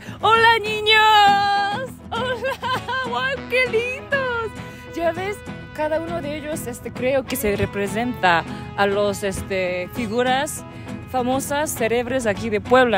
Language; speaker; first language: Spanish; non-native, fluent; Japanese